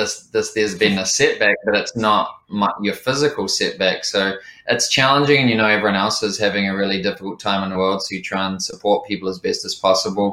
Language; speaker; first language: English; native; English